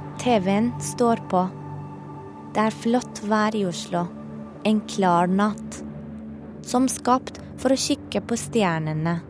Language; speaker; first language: Norwegian; non-native, fluent; Persian